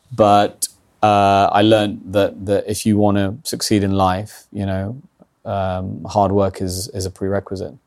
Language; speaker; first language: English; early bilingual, other home language; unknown